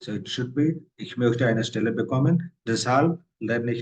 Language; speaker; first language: German; non-native, fluent; Hindi